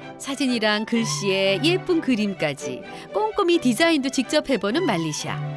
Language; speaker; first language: Korean; native; Korean